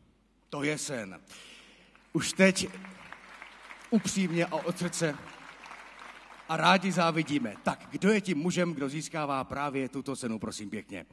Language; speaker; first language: Czech; native; Czech